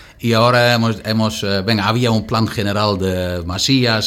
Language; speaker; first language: Spanish; non-native, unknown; Dutch